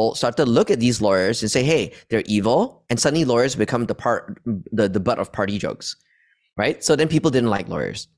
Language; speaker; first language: English; non-native, local second language; Chinese